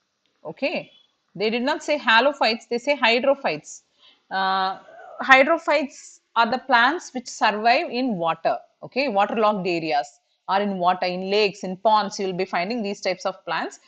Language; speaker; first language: English; non-native, local second language; Tamil